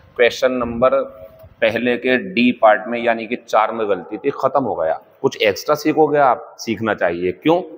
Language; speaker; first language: Hindi; native; Hindi